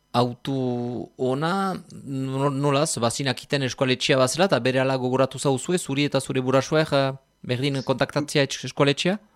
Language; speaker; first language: Basque; native; Basque